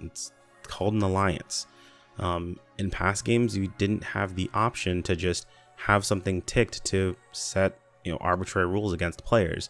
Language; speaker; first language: English; native; English